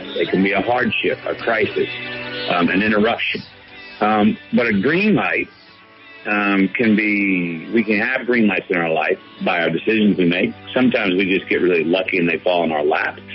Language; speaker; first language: English; native; English